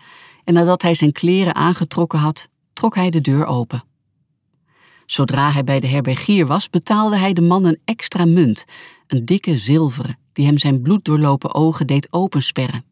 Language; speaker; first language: Dutch; native; Dutch